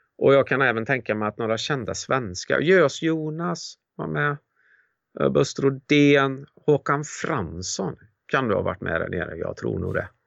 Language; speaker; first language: Swedish; native; Swedish